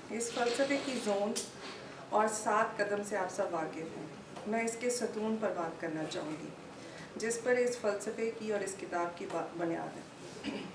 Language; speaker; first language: Urdu; native; Urdu